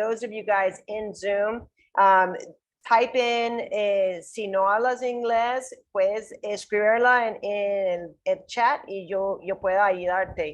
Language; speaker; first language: Spanish; non-native, learner; English